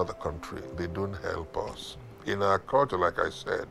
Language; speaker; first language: English; non-native, local second language; Igbo